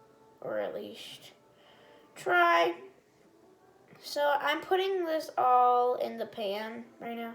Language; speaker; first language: English; native; English